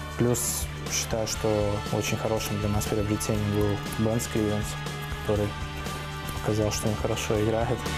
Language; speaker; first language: Russian; native; Russian